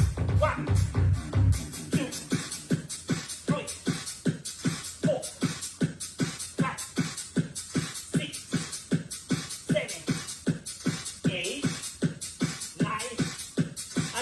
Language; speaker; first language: English; non-native, learner; Spanish